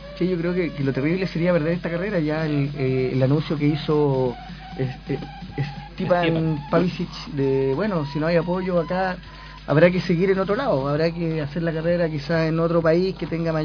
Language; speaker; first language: Spanish; native; Spanish